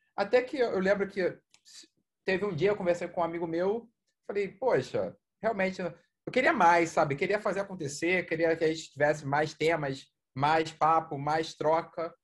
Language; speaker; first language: Portuguese; native; Portuguese